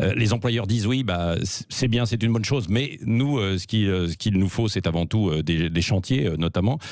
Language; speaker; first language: French; native; French